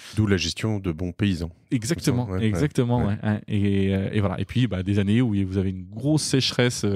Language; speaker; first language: French; native; French